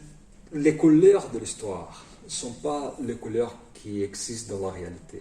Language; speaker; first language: French; non-native, fluent; Portuguese